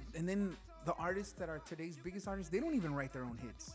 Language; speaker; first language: English; early bilingual, other home language; Spanish